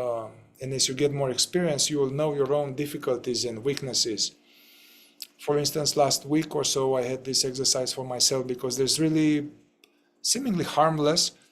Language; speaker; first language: English; non-native, fluent; Romanian